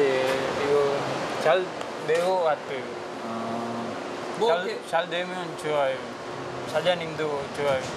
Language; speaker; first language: Korean; non-native, learner; Sinhala